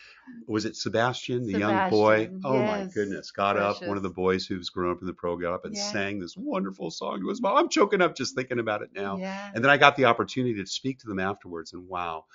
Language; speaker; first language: English; native; English